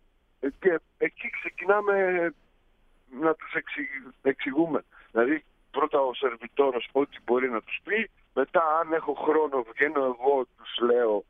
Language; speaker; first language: Greek; early bilingual, heritage; Greek